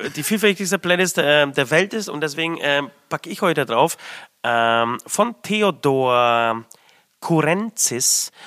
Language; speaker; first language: German; early bilingual, other home language; Polish